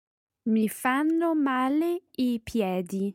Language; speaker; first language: Italian; non-native, learner; English